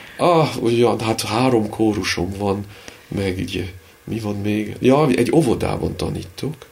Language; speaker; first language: Hungarian; early bilingual, heritage; Hungarian